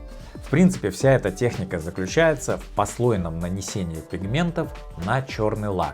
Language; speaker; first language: Russian; native; Russian